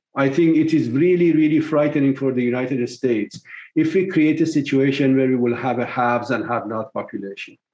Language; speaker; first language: English; non-native, fluent; Persian